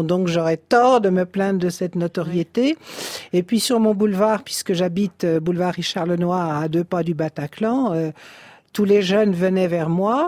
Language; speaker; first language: French; native; French